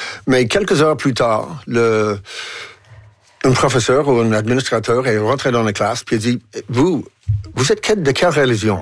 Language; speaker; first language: French; native; French